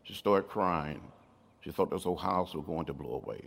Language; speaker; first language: English; native; English